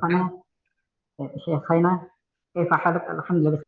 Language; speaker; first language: Arabic; non-native, learner; Indonesian